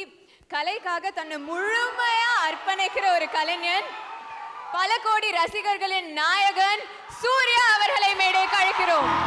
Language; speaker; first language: Tamil; native; Tamil